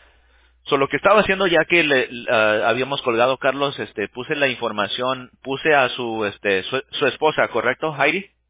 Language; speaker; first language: Spanish; early bilingual, heritage; English